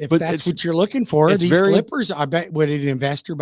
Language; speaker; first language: English; native; English